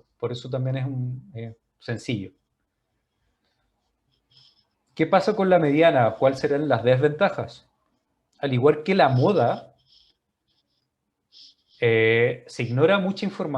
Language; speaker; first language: Spanish; native; Spanish